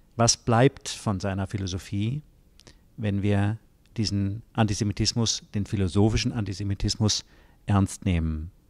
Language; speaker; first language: German; native; German